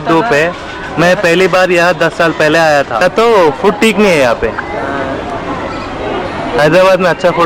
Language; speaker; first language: Hindi; non-native, local second language; Telugu